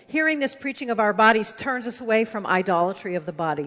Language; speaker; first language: English; native; English